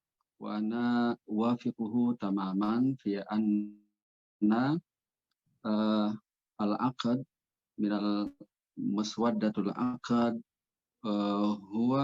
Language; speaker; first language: Arabic; non-native, fluent; Indonesian